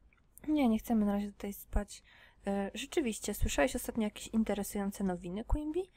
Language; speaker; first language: Polish; native; Polish